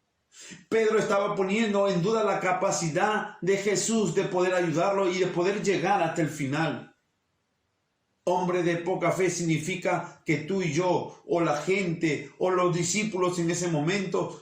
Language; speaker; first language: Spanish; native; Spanish